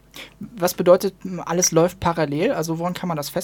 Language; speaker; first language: German; native; German